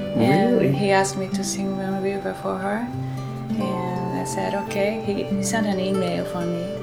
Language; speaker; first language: English; early bilingual, other home language; Portuguese